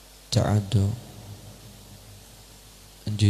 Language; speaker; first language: Arabic; non-native, fluent; Indonesian